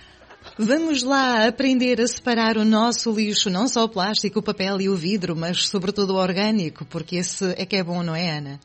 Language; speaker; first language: Portuguese; native; Portuguese